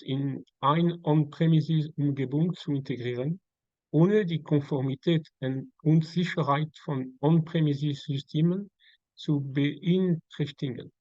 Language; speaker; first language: German; non-native, learner; French